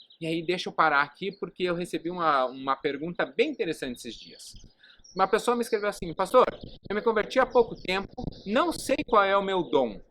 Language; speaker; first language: Portuguese; native; Portuguese